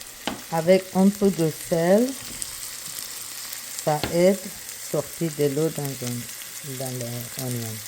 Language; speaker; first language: French; non-native, learner; Persian